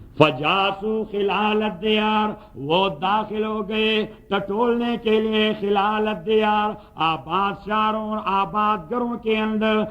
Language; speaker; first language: Urdu; non-native, local second language; Pashto